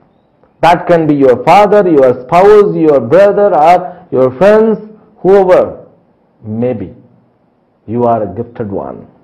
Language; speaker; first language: English; non-native, local second language; Telugu